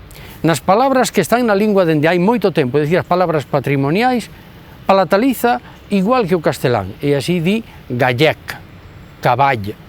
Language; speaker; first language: Galician; native; Galician